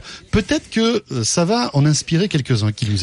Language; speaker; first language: French; native; French